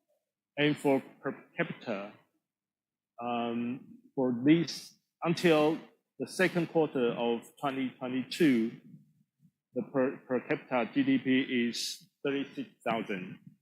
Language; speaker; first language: English; non-native, fluent; Chinese